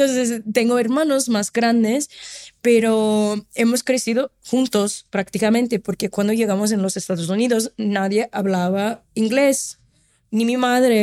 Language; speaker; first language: Spanish; non-native, fluent; Portuguese